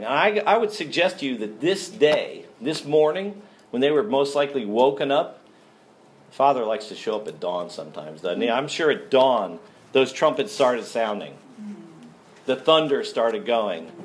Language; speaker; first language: English; native; English